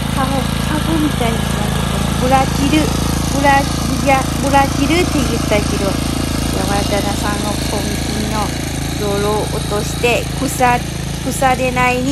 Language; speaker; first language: Japanese; non-native, learner; Lao